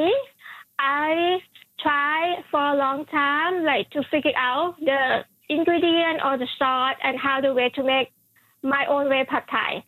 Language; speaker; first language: English; non-native, fluent; Thai